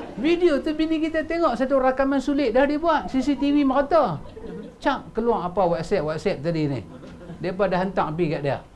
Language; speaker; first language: Malay; native; Malay